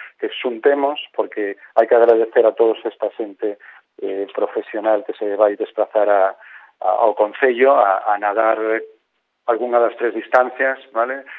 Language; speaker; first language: Galician; non-native, local second language; Spanish